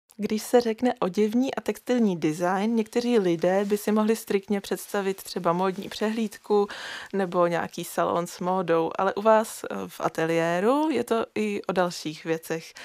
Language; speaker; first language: Czech; native; Czech